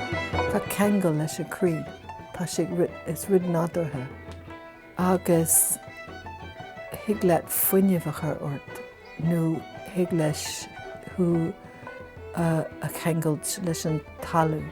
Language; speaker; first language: Irish; non-native, fluent; English